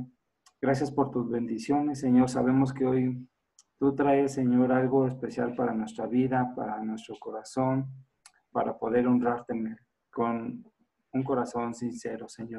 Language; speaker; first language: Spanish; native; Spanish